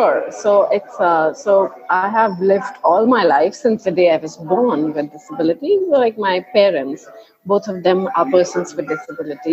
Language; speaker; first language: English; non-native, local second language; Hindi